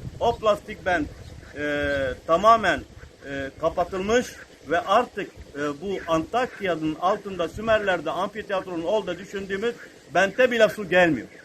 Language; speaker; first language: Turkish; native; Turkish